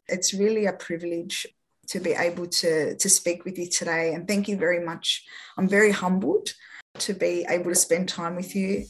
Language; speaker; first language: English; non-native, local second language; French